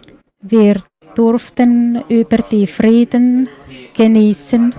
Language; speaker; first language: German; non-native, fluent; Swedish